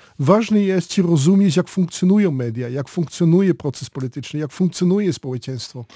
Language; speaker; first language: Polish; non-native, learner; Dutch